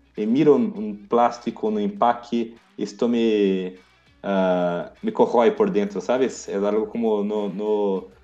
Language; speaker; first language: Spanish; non-native, learner; Portuguese